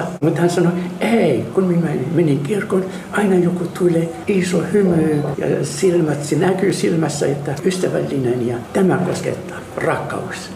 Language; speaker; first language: Finnish; non-native, fluent; Arabic